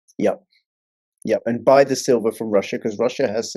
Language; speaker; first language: English; native; English